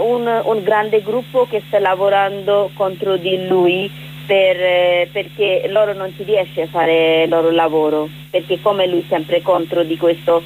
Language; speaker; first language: Italian; non-native, learner; Bangla